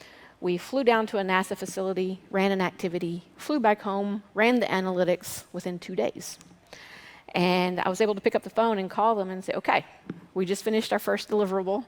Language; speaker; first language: English; native; English